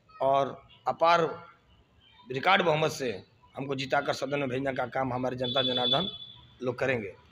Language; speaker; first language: Hindi; native; Hindi